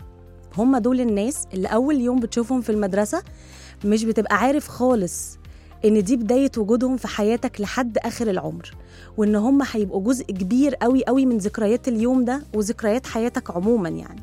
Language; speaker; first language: Arabic; native; Arabic